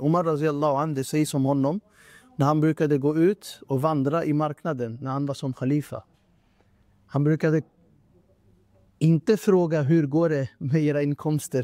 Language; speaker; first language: Swedish; non-native, fluent; Urdu